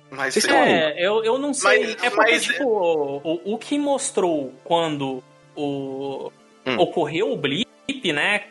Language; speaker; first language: Portuguese; native; Portuguese